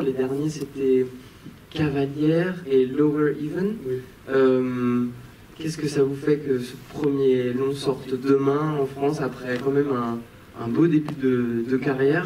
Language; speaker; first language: French; native; French